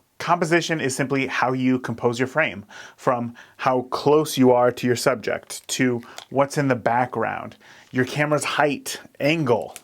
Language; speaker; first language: English; native; English